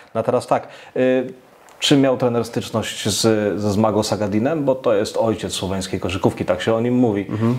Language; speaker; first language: Polish; native; Polish